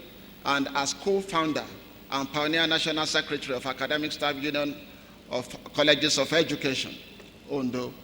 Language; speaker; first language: English; non-native, local second language; Yoruba